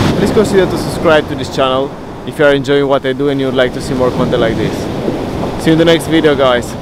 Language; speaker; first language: English; non-native, fluent; Italian